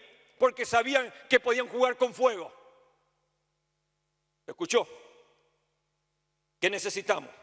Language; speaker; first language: Spanish; native; Spanish